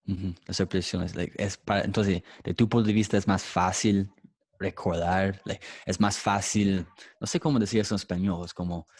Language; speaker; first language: Spanish; non-native, fluent; English